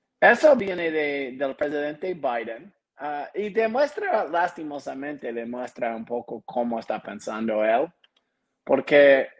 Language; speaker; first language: Spanish; non-native, learner; English